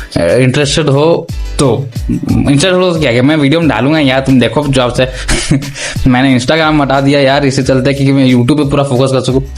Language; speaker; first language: Hindi; native; Hindi